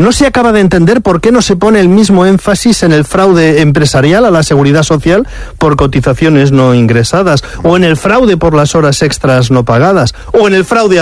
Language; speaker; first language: Spanish; native; Spanish